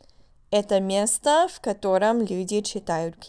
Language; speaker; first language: Russian; non-native, fluent; English